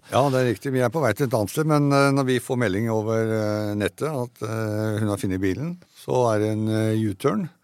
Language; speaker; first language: Norwegian; native; Norwegian